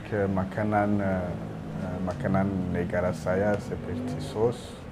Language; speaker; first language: Indonesian; non-native, learner; Rundi